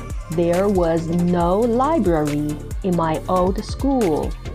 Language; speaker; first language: English; non-native, fluent; Chinese